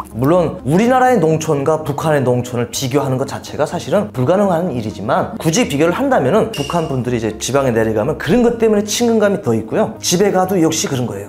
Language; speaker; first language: Korean; native; Korean